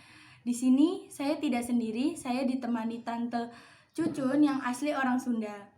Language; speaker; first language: Indonesian; non-native, local second language; Javanese